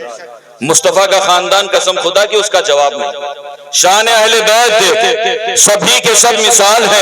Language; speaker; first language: Urdu; native; Urdu